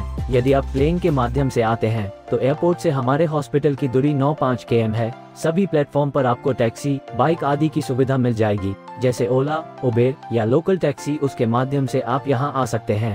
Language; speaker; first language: Hindi; native; Hindi